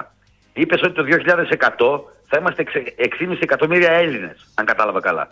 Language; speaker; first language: Greek; native; Greek